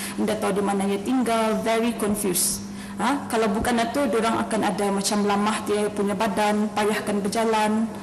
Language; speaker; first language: Malay; native; Malay